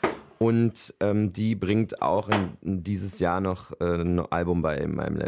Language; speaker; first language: German; native; German